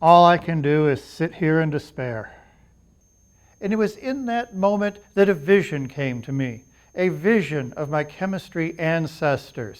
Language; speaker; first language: English; native; English